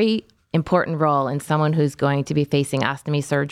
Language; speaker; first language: English; native; English